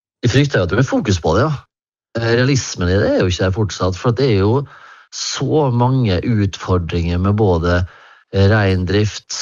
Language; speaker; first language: Norwegian; native; Norwegian